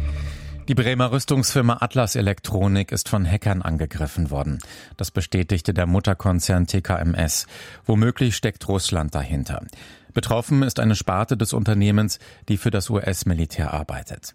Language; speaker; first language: German; native; German